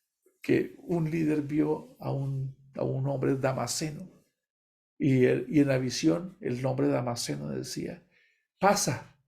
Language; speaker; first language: Spanish; native; Spanish